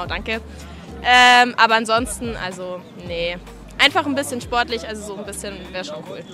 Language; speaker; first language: German; native; German